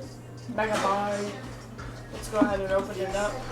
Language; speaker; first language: English; native; English